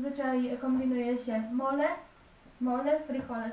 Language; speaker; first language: Polish; native; Polish